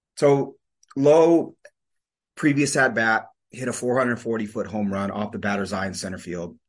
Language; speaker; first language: English; native; English